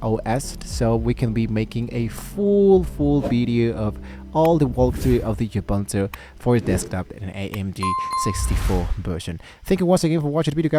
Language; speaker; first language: English; non-native, fluent; Spanish